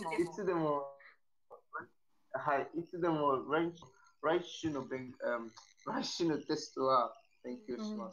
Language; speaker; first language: Japanese; non-native, learner; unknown